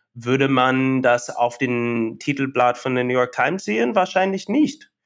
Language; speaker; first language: German; non-native, fluent; English